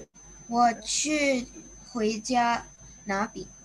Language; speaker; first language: Chinese; non-native, learner; Indonesian